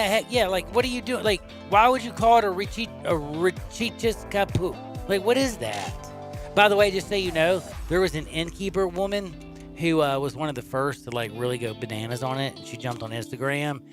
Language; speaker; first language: English; native; English